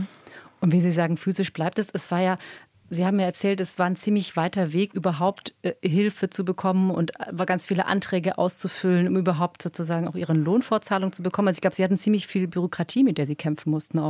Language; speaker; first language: German; native; German